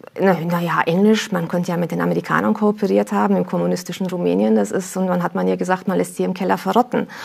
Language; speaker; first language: German; early bilingual, other home language; Romanian